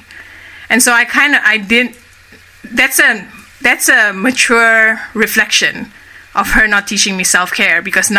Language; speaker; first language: English; native; English